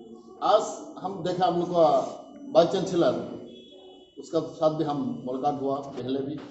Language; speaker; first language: Hindi; non-native, local second language; Kok Borok